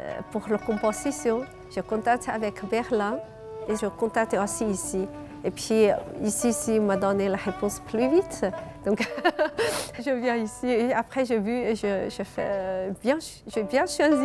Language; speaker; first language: French; non-native, learner; Chinese